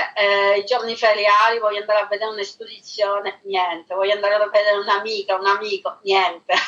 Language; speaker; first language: Italian; native; Italian